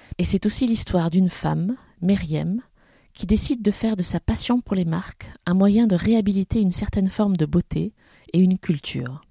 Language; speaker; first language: French; native; French